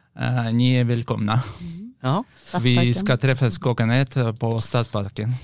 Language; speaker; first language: Swedish; non-native, learner; Russian